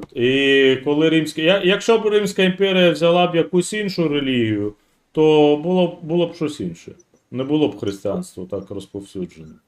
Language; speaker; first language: Ukrainian; non-native, local second language; Russian